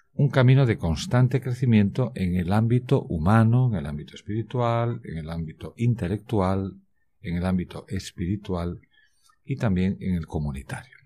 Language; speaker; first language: Spanish; native; Spanish